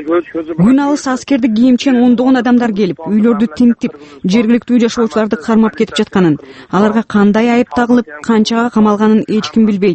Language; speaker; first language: Kyrgyz; native; Kyrgyz